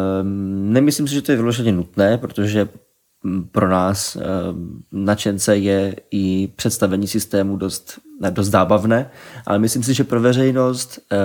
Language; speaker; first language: Czech; native; Czech